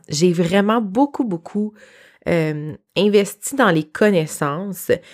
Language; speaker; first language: French; native; French